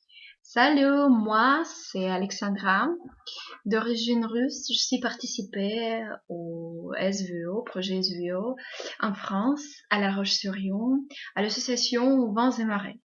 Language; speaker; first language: French; non-native, fluent; Russian